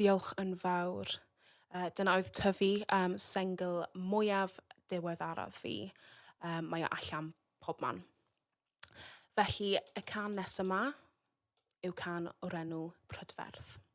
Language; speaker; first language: Welsh; non-native, local second language; English